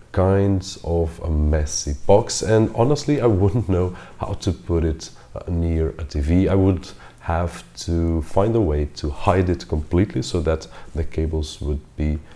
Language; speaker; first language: English; non-native, fluent; Portuguese